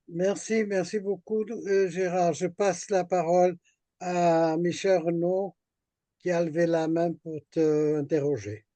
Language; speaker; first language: French; non-native, fluent; Portuguese